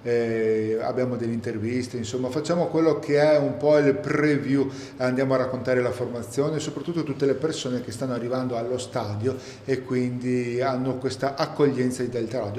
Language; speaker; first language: Italian; native; Italian